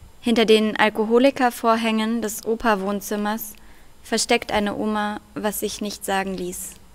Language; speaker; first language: German; early bilingual, other home language; Russian